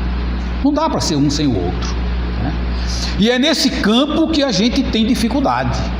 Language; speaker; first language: Portuguese; native; Portuguese